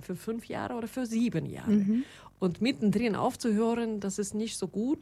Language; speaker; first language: German; non-native, fluent; Russian